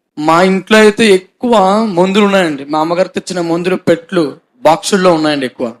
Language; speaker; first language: Telugu; non-native, fluent; Hindi